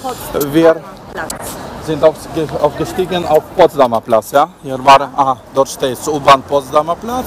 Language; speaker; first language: German; non-native, learner; Ukrainian